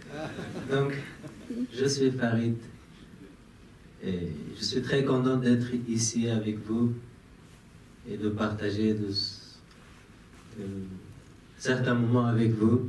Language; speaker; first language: French; non-native, fluent; Persian